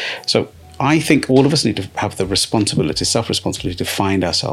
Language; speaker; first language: English; native; English